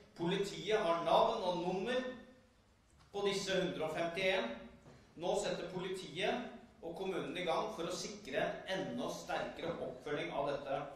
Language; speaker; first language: Norwegian; native; Norwegian